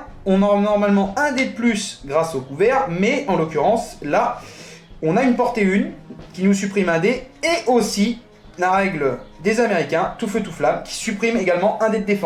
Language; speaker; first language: French; native; French